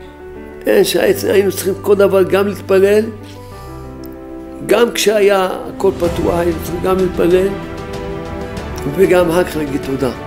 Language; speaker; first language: Hebrew; non-native, fluent; French